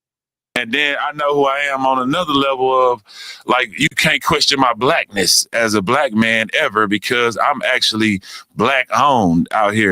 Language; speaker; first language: English; native; English